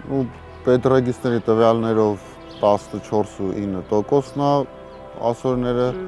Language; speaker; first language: Armenian; native; Armenian